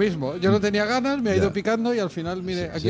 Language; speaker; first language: Spanish; native; Spanish